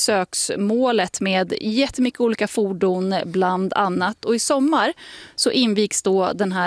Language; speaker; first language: Swedish; native; Swedish